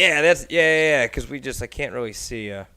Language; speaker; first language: English; native; English